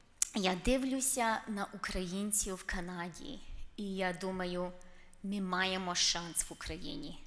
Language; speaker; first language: Ukrainian; early bilingual, heritage; Ukrainian